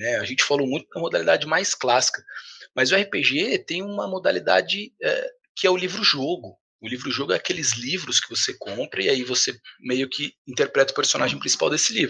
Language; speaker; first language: Portuguese; native; Portuguese